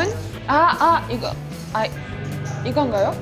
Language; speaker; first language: Korean; non-native, fluent; French